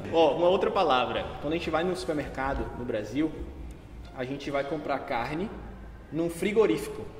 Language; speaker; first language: Portuguese; native; Portuguese